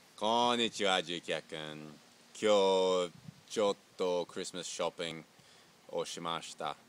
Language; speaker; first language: Japanese; non-native, learner; English